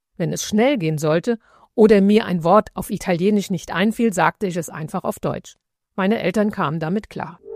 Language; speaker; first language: German; early bilingual, other home language; Italian